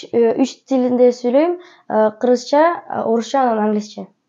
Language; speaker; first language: Kyrgyz; early bilingual, heritage; Kyrgyz